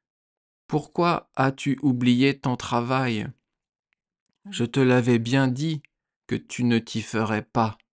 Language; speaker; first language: French; native; French